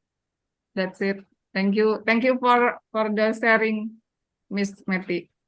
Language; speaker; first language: English; non-native, learner; Indonesian